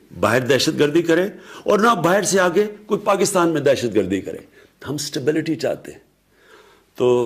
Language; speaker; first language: Urdu; native; Urdu